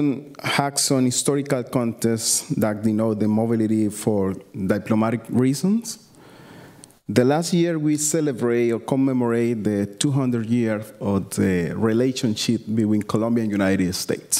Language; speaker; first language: English; non-native, learner; Spanish